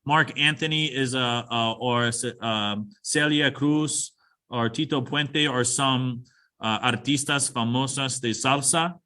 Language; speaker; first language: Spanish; non-native, fluent; English